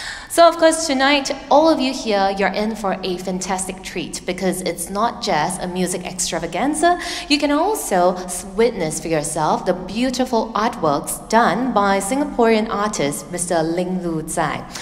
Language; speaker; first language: English; non-native, local second language; Chinese